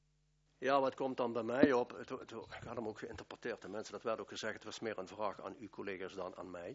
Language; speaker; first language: Dutch; native; Dutch